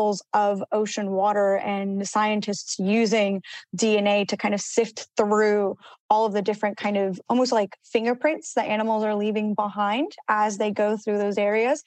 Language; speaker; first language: English; early bilingual, other home language; Spanish